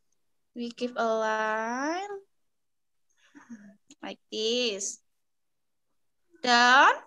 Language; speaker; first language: English; non-native, local second language; Indonesian